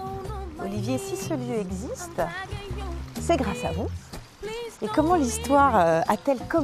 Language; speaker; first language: French; native; French